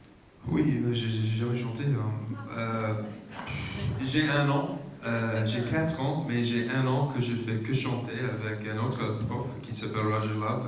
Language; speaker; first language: French; non-native, learner; English